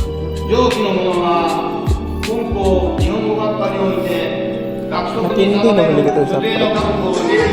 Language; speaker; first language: Japanese; native; Japanese